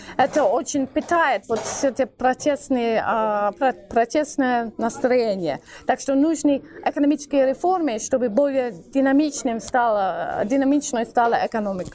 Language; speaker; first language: Russian; non-native, fluent; English